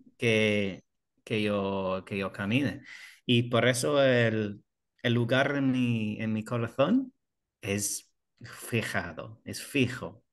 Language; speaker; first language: Spanish; non-native, learner; English